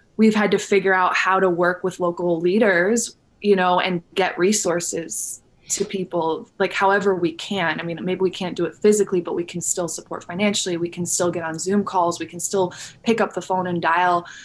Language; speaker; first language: English; native; English